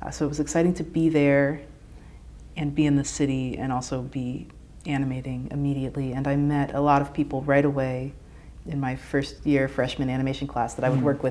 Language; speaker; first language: English; native; English